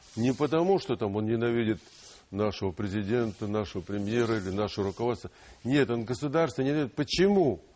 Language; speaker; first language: Russian; non-native, local second language; Ukrainian